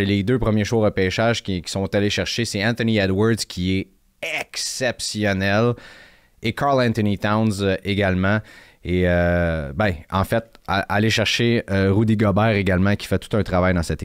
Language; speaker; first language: French; native; French